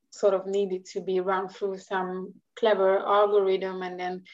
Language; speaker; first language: English; non-native, fluent; Hungarian